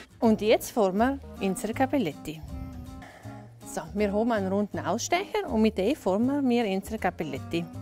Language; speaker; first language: German; non-native, local second language; Italian